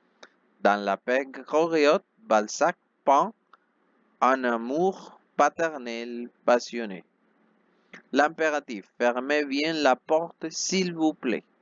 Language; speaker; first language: French; non-native, fluent; Spanish